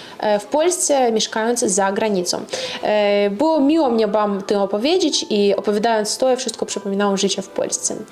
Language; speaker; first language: Polish; non-native, fluent; Russian